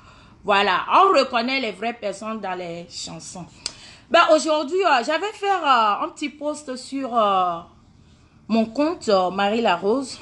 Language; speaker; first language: French; non-native, local second language; Ewe